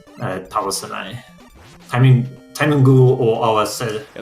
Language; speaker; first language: Japanese; non-native, learner; English